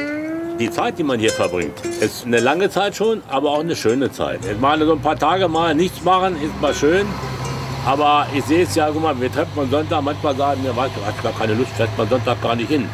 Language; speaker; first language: German; native; German